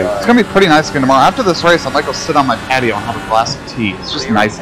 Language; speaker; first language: English; native; English